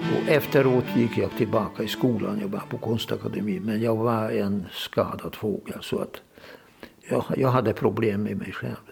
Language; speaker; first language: Swedish; non-native, fluent; Hungarian